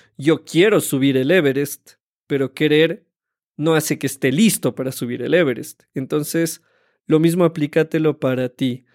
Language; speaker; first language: Spanish; native; Spanish